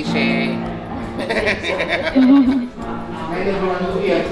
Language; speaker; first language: Indonesian; non-native, fluent; Japanese